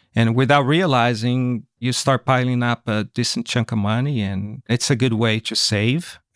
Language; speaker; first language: English; non-native, fluent; Portuguese